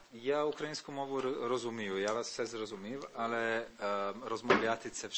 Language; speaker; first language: Ukrainian; non-native, learner; Slovenian